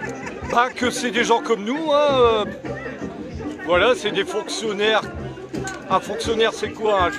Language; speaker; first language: French; native; French